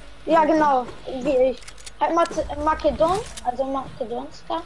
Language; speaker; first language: German; early bilingual, other home language; Macedonian